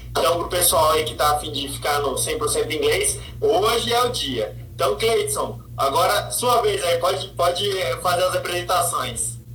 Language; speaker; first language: Portuguese; native; Portuguese